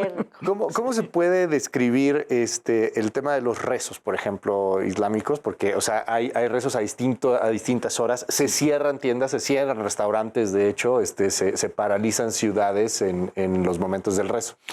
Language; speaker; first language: Spanish; native; Spanish